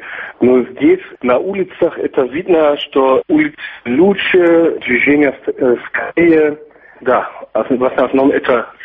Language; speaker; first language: Russian; non-native, learner; German